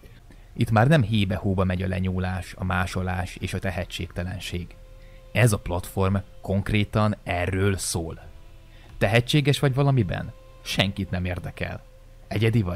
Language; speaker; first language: Hungarian; native; Hungarian